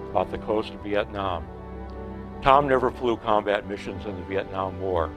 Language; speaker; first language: English; native; English